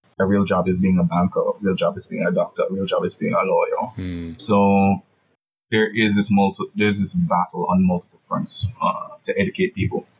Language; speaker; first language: English; native; English